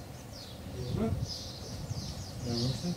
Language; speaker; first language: Bulgarian; non-native, learner; Russian